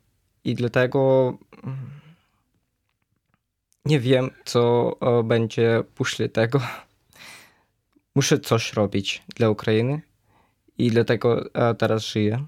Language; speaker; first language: Polish; non-native, learner; Ukrainian